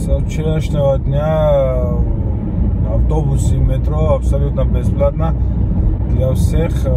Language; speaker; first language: Russian; non-native, fluent; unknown